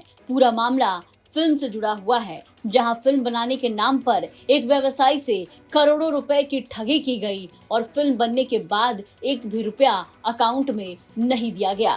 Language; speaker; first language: Hindi; native; Hindi